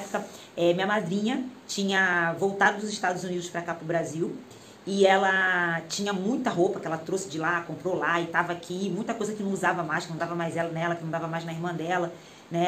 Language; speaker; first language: Portuguese; native; Portuguese